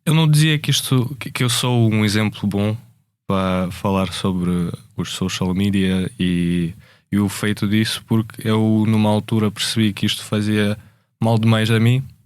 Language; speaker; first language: Portuguese; early bilingual, other home language; Ukrainian